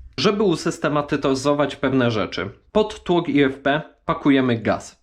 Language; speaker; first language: Polish; native; Polish